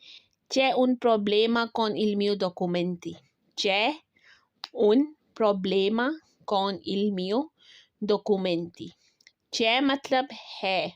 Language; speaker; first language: Italian; non-native, learner; Urdu